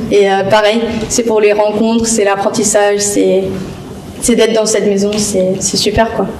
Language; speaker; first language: French; early bilingual, heritage; English